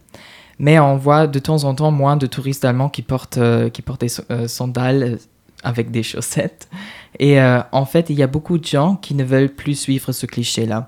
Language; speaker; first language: French; non-native, fluent; German